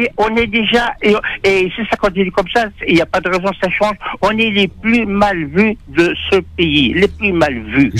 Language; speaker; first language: French; non-native, local second language; Arabic